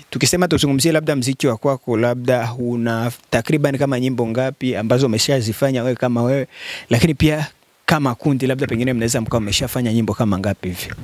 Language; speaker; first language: Swahili; native; Swahili